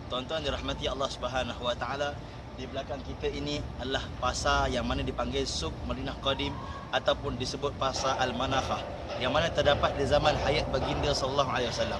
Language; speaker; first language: Malay; native; Malay